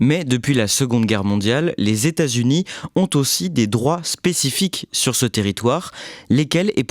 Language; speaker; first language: French; native; French